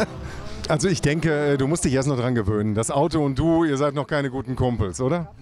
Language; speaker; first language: German; native; German